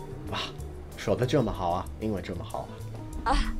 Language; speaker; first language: Chinese; non-native, fluent; English